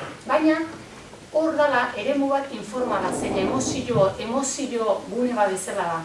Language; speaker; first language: Basque; native; Basque